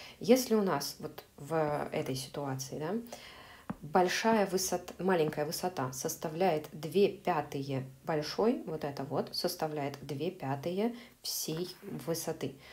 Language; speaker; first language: Russian; native; Russian